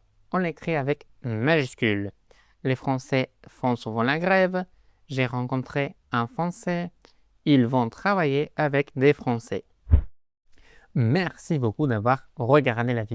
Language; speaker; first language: French; non-native, fluent; Spanish